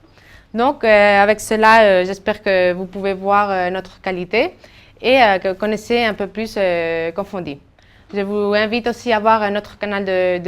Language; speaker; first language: French; non-native, fluent; Spanish